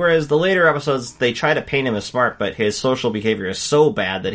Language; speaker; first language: English; native; English